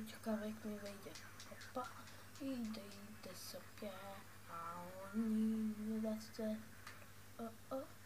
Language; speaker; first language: Polish; early bilingual, heritage; Dutch